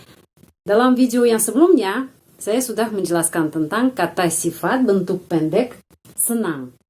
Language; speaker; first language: Indonesian; non-native, fluent; Russian